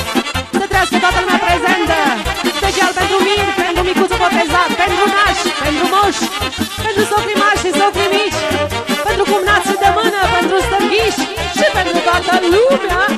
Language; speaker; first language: Romanian; native; Romanian